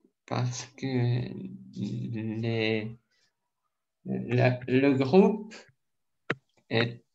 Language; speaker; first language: French; non-native, learner; Russian